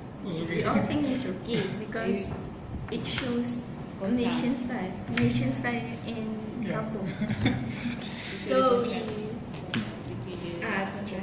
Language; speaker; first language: English; non-native, local second language; Malay